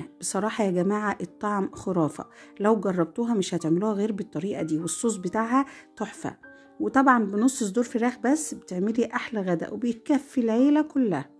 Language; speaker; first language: Arabic; native; Arabic